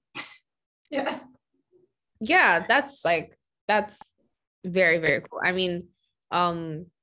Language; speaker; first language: English; non-native, local second language; Yoruba